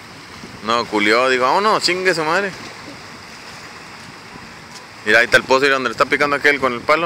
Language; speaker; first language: Spanish; native; Spanish